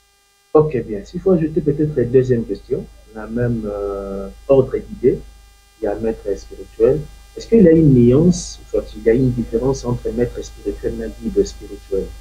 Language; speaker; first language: French; non-native, local second language; Lingala